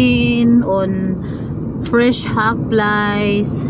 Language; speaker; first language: German; non-native, learner; Cebuano